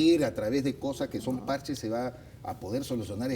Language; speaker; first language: Spanish; native; Spanish